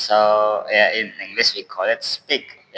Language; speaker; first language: English; non-native, learner; Indonesian